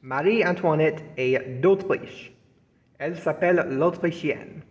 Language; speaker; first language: French; non-native, fluent; English